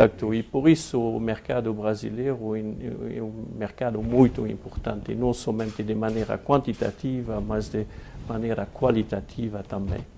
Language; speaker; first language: Portuguese; non-native, fluent; French